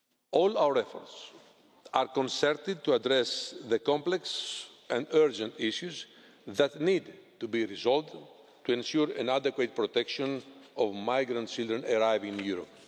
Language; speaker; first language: English; non-native, fluent; Greek